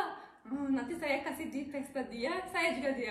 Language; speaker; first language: Indonesian; non-native, learner; Turkish